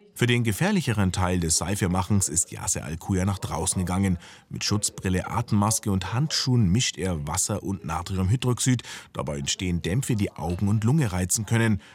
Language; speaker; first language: German; native; German